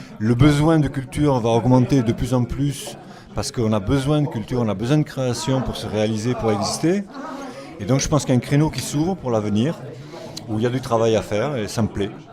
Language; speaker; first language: French; native; French